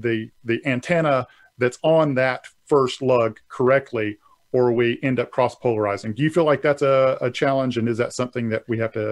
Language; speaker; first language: English; native; English